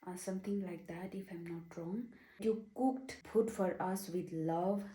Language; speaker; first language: English; non-native, local second language; Nepali